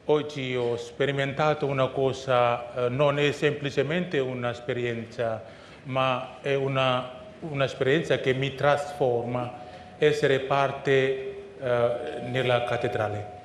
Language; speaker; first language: Italian; non-native, fluent; Indonesian